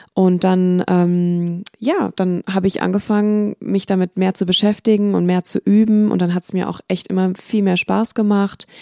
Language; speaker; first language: German; native; German